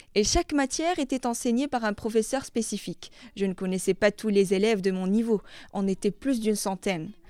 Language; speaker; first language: French; non-native, local second language; Arabic